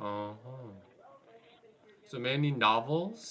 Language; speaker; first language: English; non-native, learner; Korean